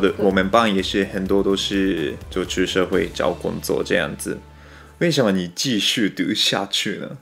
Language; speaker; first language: Chinese; non-native, fluent; Japanese